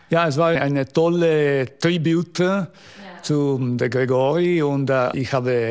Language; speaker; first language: German; non-native, local second language; Italian